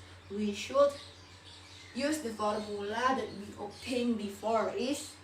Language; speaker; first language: English; non-native, learner; Indonesian